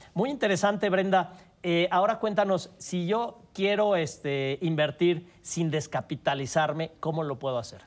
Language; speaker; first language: Spanish; native; Spanish